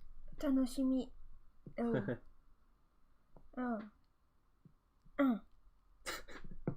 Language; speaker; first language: Japanese; non-native, learner; Vietnamese